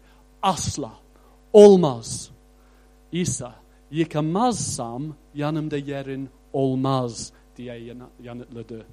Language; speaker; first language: Turkish; non-native, fluent; English